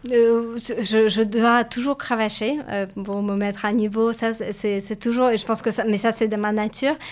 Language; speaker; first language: French; non-native, fluent; Russian